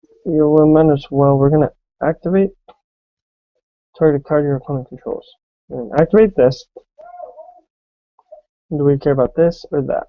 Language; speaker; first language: English; native; English